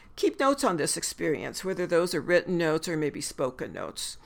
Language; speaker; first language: English; native; English